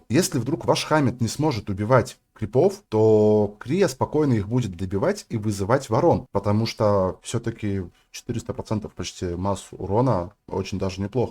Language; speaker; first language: Russian; native; Russian